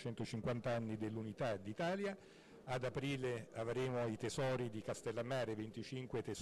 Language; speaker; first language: Italian; native; Italian